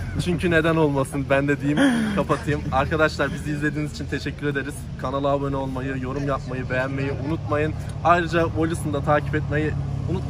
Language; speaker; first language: Turkish; native; Turkish